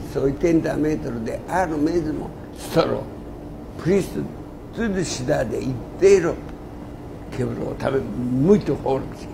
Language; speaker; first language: Portuguese; non-native, learner; Japanese